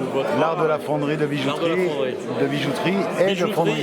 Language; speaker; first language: French; native; French